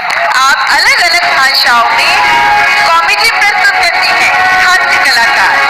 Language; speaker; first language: Hindi; native; Hindi